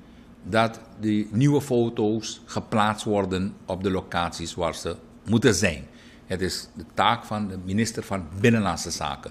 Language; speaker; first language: Dutch; native; Dutch